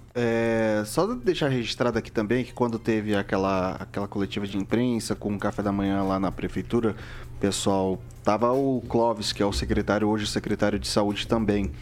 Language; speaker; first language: Portuguese; native; Portuguese